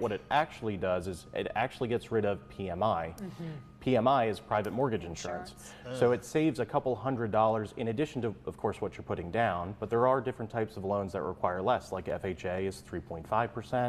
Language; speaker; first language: English; native; English